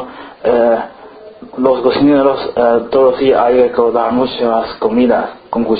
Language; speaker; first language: Spanish; non-native, learner; Chinese